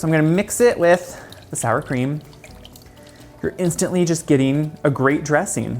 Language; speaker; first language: English; native; English